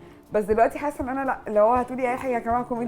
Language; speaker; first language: Arabic; native; Arabic